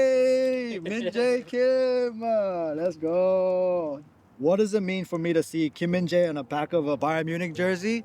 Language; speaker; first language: English; early bilingual, other home language; Korean